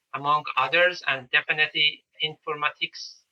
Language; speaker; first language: English; non-native, fluent; Persian